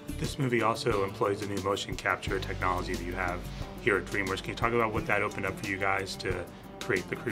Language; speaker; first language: English; native; English